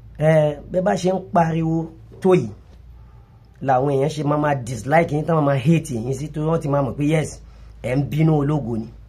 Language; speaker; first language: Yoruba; non-native, local second language; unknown